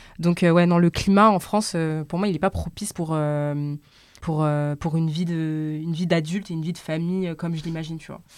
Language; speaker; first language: French; early bilingual, other home language; Lingala